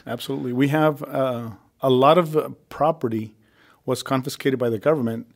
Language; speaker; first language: English; early bilingual, other home language; Spanish